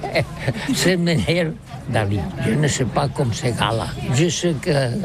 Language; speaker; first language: French; non-native, learner; Catalan